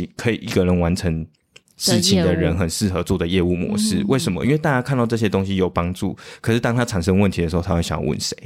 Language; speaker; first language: Chinese; native; Chinese